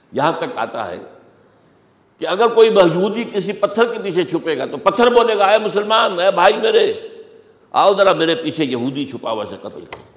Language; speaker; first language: Urdu; native; Urdu